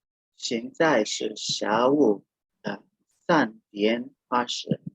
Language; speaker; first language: Chinese; non-native, learner; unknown